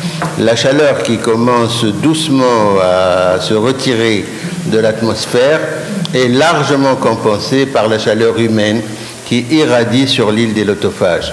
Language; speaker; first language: French; non-native, local second language; Arabic